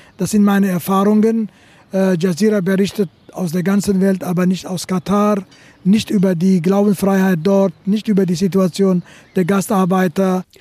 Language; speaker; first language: German; non-native, fluent; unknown